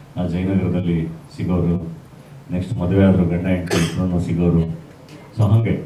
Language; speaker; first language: Kannada; native; Kannada